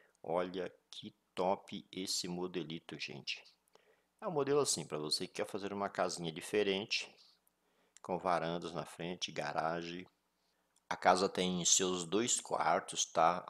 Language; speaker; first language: Portuguese; native; Portuguese